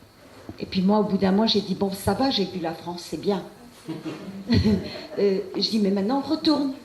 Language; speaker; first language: French; early bilingual, other home language; Portuguese